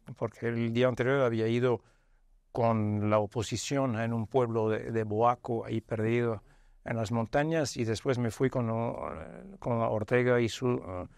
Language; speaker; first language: Spanish; non-native, fluent; Arabic